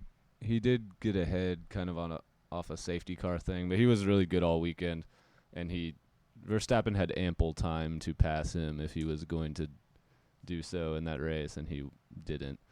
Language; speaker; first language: English; native; English